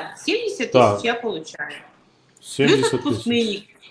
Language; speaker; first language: Russian; native; Russian